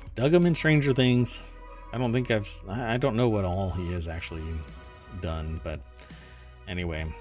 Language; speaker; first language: English; non-native, fluent; German